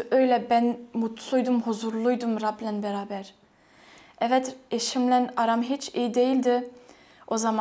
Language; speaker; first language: Turkish; non-native, fluent; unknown